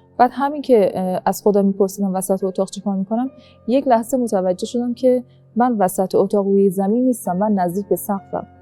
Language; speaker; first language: Persian; native; Persian